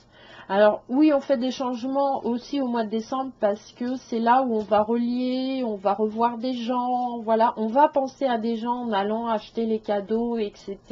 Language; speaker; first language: French; native; French